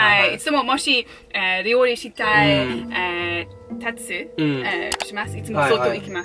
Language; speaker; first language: Japanese; non-native, learner; English